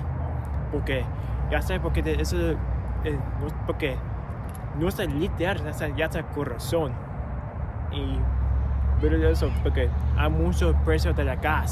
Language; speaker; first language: Spanish; non-native, learner; English